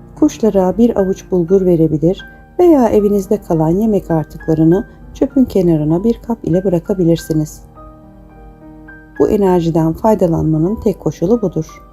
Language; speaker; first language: Turkish; native; Turkish